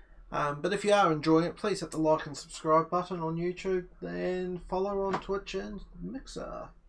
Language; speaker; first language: English; native; English